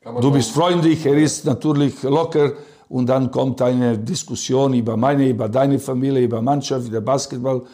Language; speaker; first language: German; non-native, learner; Serbian